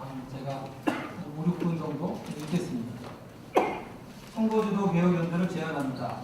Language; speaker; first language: Korean; native; Korean